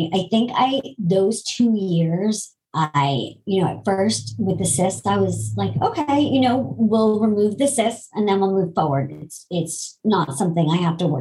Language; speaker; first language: English; native; English